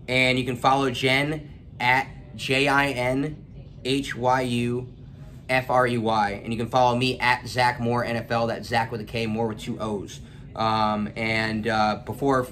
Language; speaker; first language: English; native; English